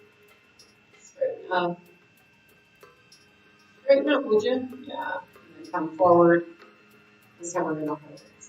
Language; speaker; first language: English; native; English